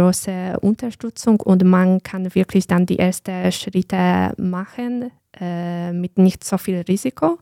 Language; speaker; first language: German; non-native, fluent; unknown